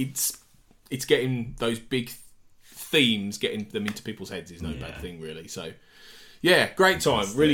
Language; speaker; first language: English; native; English